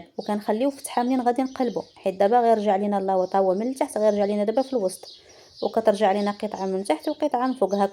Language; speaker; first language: Arabic; native; Arabic